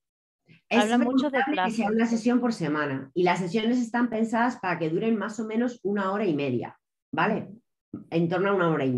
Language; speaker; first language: Spanish; native; Spanish